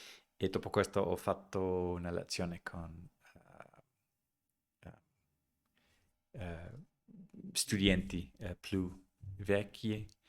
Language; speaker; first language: Italian; non-native, learner; English